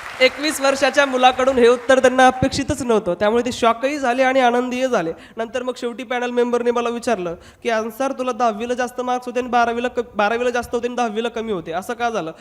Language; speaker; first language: Marathi; non-native, local second language; Hindi